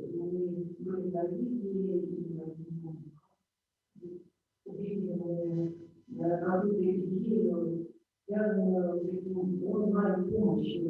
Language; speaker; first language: Russian; native; Russian